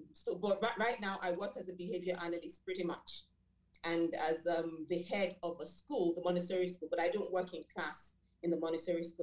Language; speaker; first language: English; non-native, local second language; Yoruba